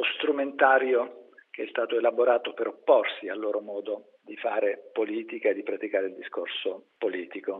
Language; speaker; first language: Italian; native; Italian